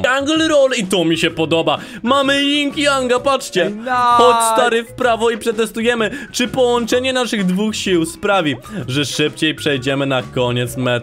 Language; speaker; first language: Polish; native; Polish